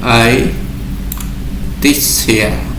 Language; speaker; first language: English; non-native, learner; Vietnamese